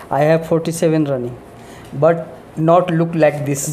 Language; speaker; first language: Hindi; native; Hindi